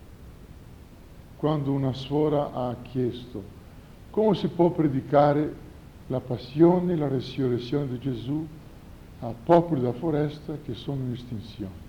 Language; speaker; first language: Italian; non-native, fluent; Portuguese